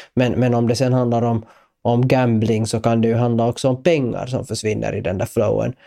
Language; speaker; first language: Swedish; native; Swedish